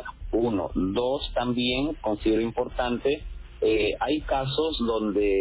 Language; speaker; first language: Spanish; native; Spanish